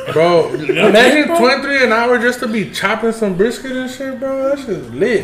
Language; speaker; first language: English; early bilingual, other home language; Spanish